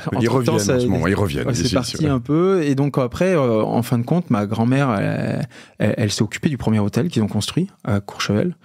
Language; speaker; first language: French; native; French